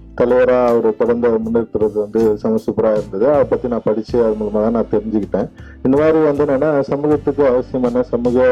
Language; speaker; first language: Tamil; native; Tamil